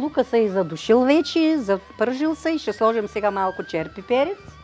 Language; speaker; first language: Bulgarian; native; Bulgarian